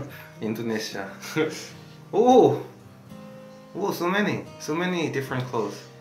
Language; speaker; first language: English; non-native, fluent; Korean